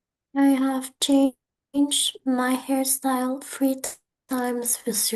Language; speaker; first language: English; non-native, learner; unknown